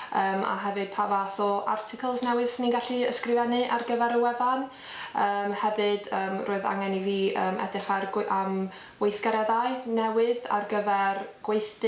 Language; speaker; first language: Welsh; native; Welsh